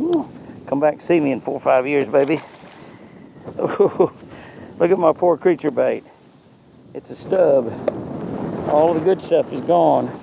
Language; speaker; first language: English; native; English